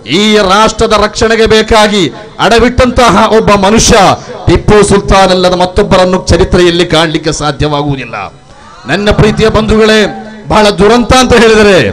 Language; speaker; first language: Kannada; native; Kannada